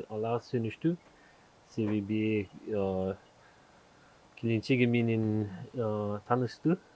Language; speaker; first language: Kyrgyz; non-native, learner; German